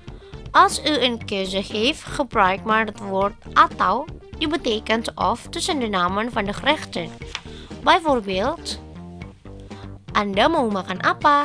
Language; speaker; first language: Dutch; non-native, fluent; Indonesian